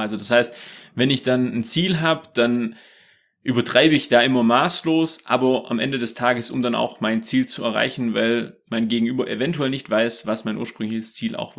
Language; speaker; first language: German; native; German